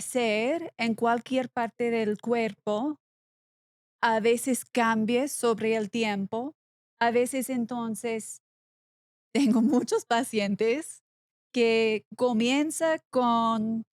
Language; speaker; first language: Spanish; non-native, learner; English